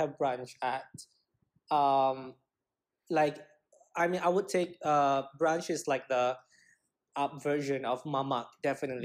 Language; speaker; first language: English; non-native, local second language; Malay